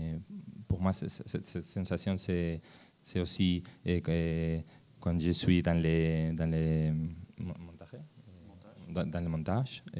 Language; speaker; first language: French; non-native, learner; Spanish